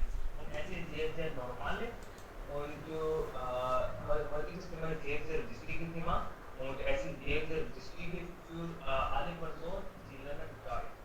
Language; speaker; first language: German; non-native, learner; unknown